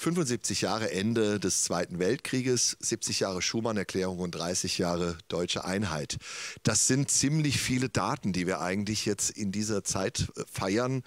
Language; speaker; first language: German; native; German